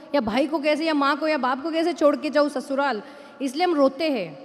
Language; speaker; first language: Hindi; non-native, local second language; Marathi